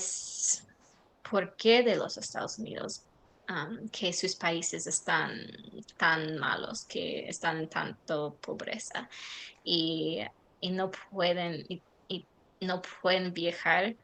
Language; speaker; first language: Spanish; non-native, learner; English